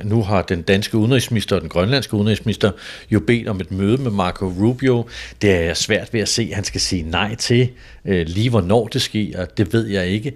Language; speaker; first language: Danish; native; Danish